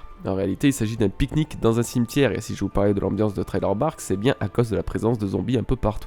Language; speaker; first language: French; native; French